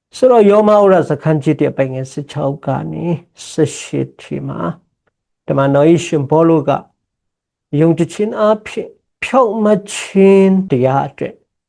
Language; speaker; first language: Burmese; non-native, local second language; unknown